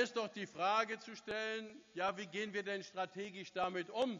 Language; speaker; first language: German; native; German